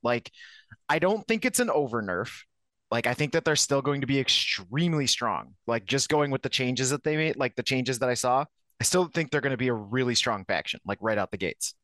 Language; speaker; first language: English; native; English